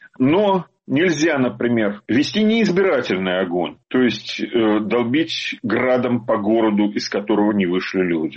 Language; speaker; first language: Russian; native; Russian